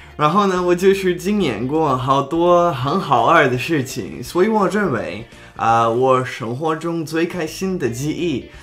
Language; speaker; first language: Chinese; non-native, learner; Czech